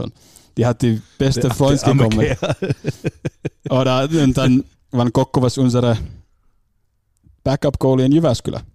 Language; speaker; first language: German; non-native, fluent; Finnish